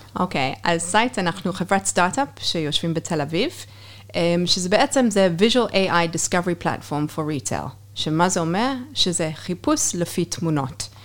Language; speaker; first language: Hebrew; non-native, fluent; English